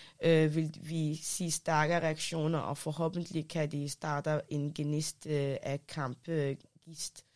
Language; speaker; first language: Danish; early bilingual, other home language; Arabic